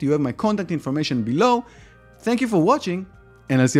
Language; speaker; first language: English; non-native, fluent; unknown